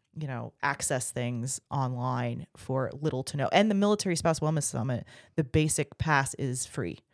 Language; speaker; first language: English; native; English